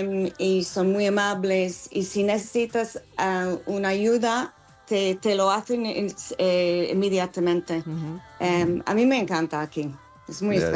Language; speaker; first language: Spanish; non-native, fluent; English